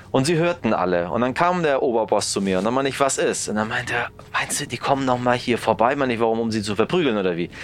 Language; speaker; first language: German; early bilingual, other home language; Persian